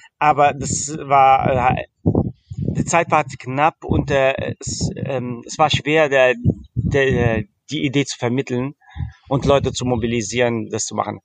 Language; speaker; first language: German; early bilingual, heritage; German